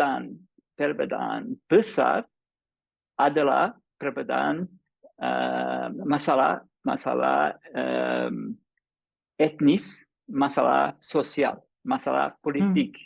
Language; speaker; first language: Indonesian; non-native, learner; English